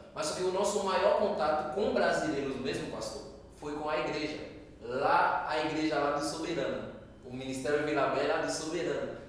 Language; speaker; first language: Portuguese; non-native, fluent; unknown